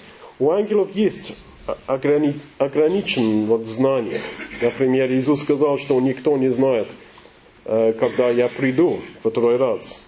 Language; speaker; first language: Russian; non-native, learner; English